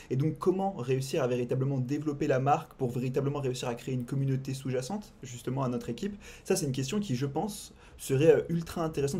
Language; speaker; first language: French; native; French